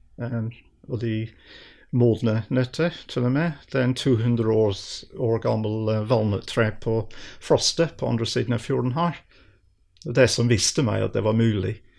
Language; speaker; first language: Norwegian; non-native, fluent; English